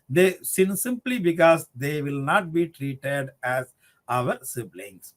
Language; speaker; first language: English; non-native, local second language; Tamil